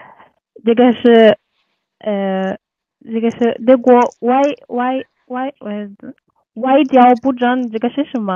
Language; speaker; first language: Chinese; non-native, learner; Arabic